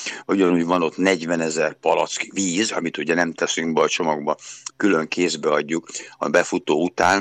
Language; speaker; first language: Hungarian; native; Hungarian